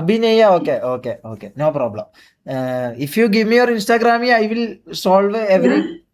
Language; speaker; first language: English; non-native, learner; Malayalam